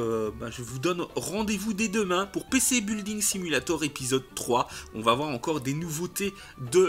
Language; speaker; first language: French; native; French